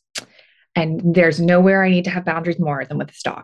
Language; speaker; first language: English; native; English